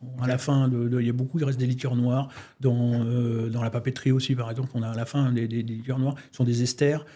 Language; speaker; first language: French; native; French